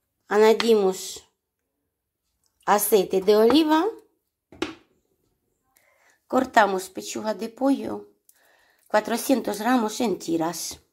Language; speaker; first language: Spanish; non-native, learner; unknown